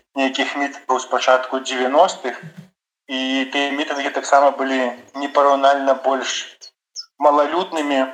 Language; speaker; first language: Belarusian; non-native, local second language; Russian